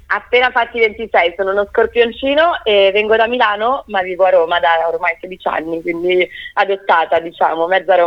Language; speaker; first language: Italian; native; Italian